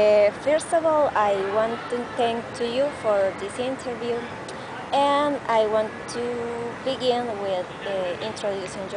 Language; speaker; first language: English; non-native, learner; Spanish